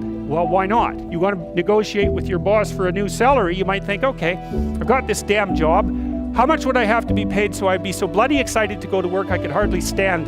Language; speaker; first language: English; native; English